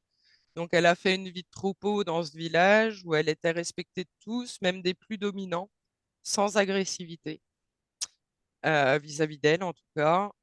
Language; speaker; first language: French; native; French